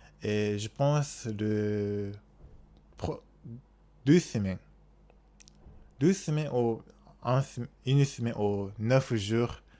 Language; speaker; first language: French; non-native, learner; Japanese